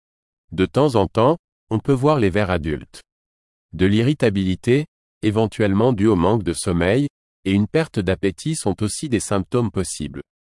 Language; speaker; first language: French; native; French